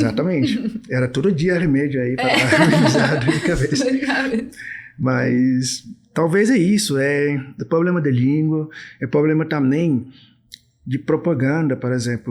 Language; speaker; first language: Portuguese; non-native, fluent; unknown